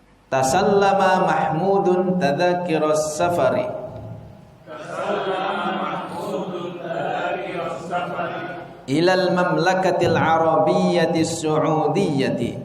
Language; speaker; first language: Arabic; non-native, fluent; Indonesian